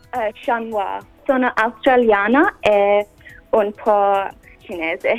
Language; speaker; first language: Italian; non-native, learner; English